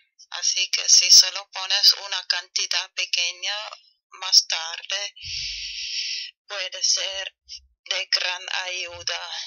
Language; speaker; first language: Spanish; non-native, learner; German